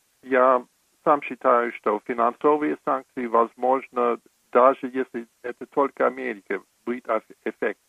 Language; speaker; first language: Russian; non-native, fluent; English